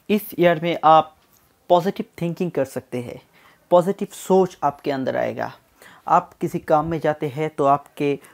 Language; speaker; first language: Hindi; non-native, local second language; Bangla